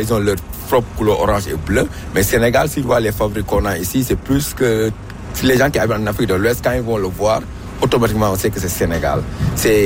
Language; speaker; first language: French; non-native, local second language; Wolof